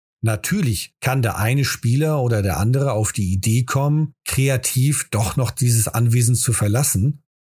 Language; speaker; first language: German; native; German